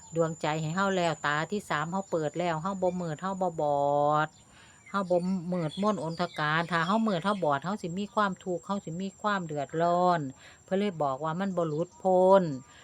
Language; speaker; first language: Thai; native; Thai